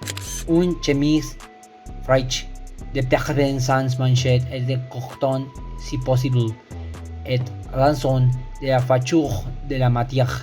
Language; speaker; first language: French; non-native, learner; Spanish